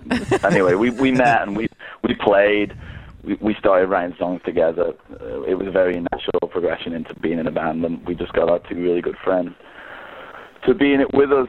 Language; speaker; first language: English; native; English